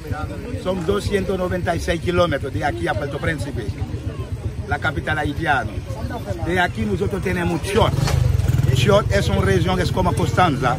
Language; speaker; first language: Spanish; non-native, fluent; Haitian Creole